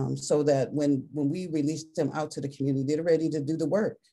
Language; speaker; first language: English; native; English